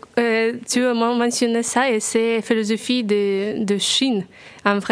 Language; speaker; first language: French; non-native, learner; Russian